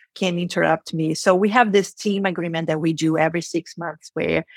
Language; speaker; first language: English; non-native, fluent; Portuguese